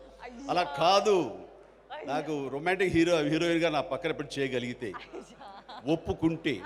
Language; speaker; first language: Telugu; native; Telugu